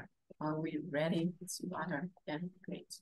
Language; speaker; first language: English; non-native, fluent; Vietnamese